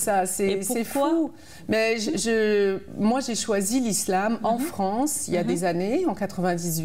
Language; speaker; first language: French; native; French